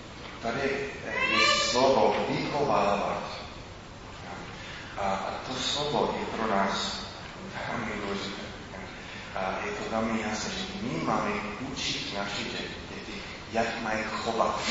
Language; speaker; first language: Czech; non-native, fluent; English